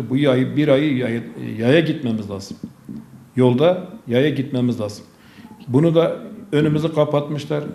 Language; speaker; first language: Turkish; native; Turkish